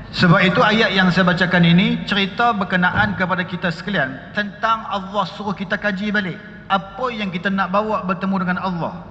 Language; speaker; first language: Malay; native; Malay